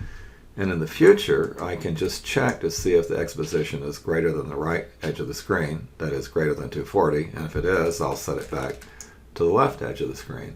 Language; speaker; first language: English; native; English